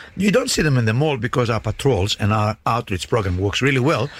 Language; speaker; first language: English; non-native, fluent; Greek